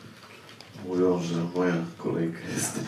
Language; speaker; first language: Polish; non-native, fluent; Ukrainian